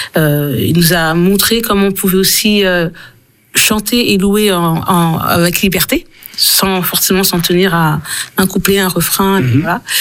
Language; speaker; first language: French; early bilingual, other home language; Haitian Creole